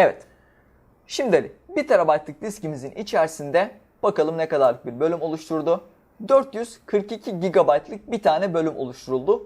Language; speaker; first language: Turkish; native; Turkish